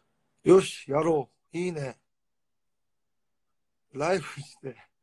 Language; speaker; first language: Japanese; non-native, fluent; Korean